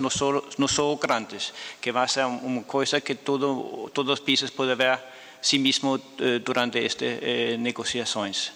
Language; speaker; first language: Portuguese; non-native, fluent; Danish